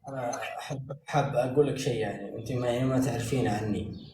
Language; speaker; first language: Arabic; native; Arabic